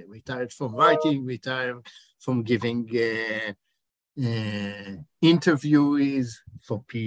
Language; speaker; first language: English; non-native, fluent; Hebrew